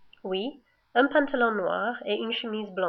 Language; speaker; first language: French; non-native, learner; English